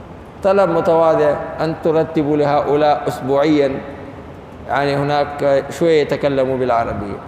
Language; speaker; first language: Arabic; non-native, fluent; Urdu